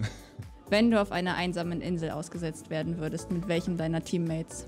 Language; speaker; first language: German; native; German